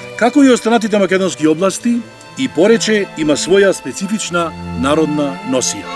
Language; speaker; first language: Macedonian; native; Macedonian